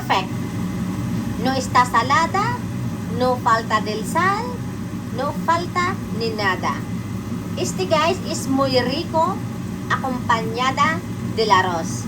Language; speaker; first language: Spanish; non-native, fluent; Filipino